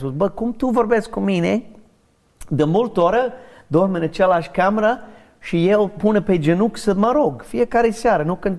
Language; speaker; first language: Romanian; non-native, learner; English